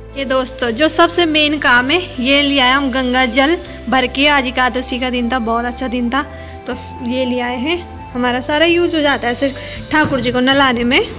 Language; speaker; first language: Hindi; non-native, local second language; Garhwali